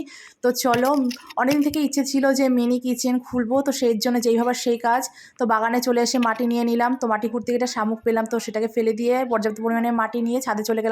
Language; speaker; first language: Bangla; native; Bangla